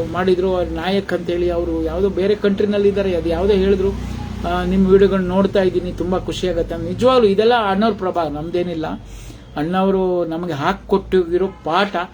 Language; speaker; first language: Kannada; non-native, local second language; Konkani